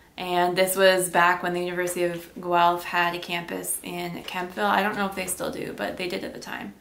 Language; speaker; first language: English; native; English